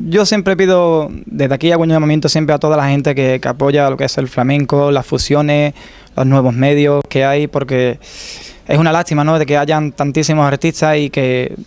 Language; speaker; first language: Spanish; native; Spanish